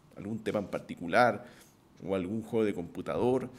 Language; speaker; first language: Spanish; native; Spanish